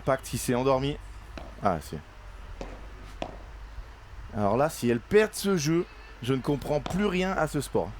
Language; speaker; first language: French; native; French